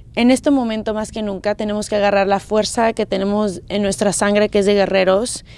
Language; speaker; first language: Spanish; native; Spanish